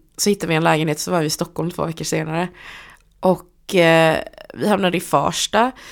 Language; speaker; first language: Swedish; early bilingual, other home language; Chinese